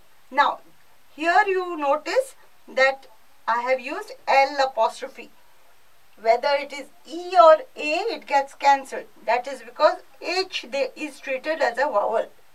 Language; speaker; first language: English; non-native, local second language; Konkani